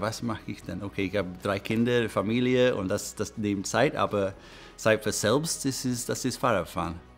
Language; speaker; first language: German; non-native, fluent; English